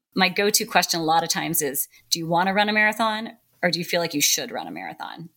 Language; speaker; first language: English; native; English